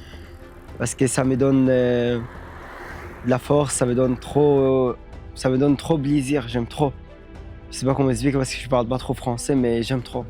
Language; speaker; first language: French; non-native, learner; Arabic